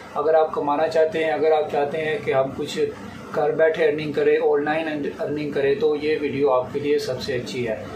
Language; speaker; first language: Urdu; non-native, local second language; Punjabi